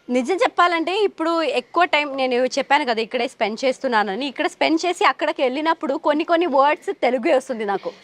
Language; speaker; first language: Telugu; non-native, fluent; Malayalam